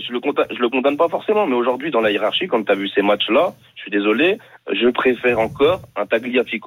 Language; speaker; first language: French; native; French